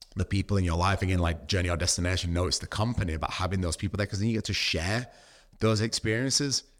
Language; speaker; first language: English; native; English